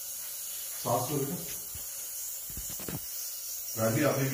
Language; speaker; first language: German; non-native, learner; Hindi